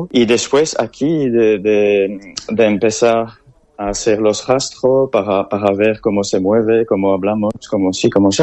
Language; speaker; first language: Spanish; non-native, learner; French